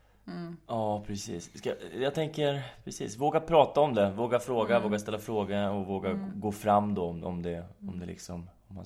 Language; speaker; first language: Swedish; native; Swedish